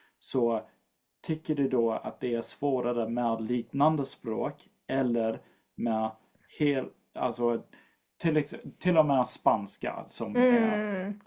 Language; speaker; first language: Swedish; non-native, fluent; English